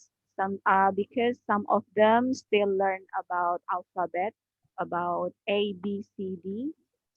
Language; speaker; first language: English; non-native, learner; Indonesian